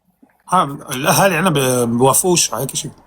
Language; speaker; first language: Arabic; native; Arabic